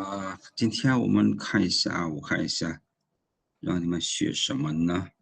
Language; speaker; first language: Chinese; non-native, fluent; Lao